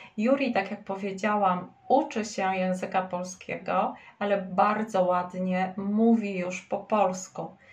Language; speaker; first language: Polish; native; Polish